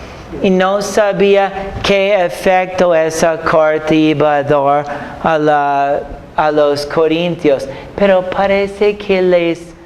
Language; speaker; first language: Spanish; non-native, fluent; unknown